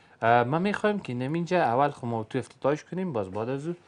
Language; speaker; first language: Persian; native; Persian